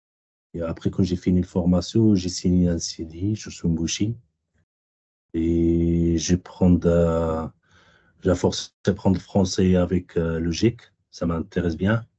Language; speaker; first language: French; non-native, learner; Arabic